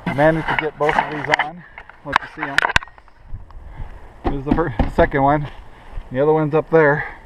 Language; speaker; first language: English; native; English